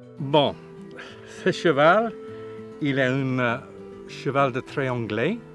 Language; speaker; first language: French; non-native, learner; English